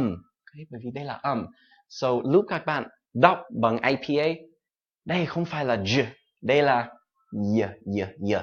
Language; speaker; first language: Vietnamese; non-native, fluent; English